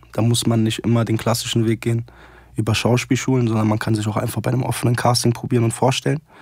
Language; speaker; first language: German; early bilingual, other home language; Arabic